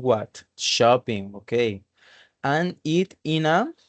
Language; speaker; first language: English; non-native, learner; Spanish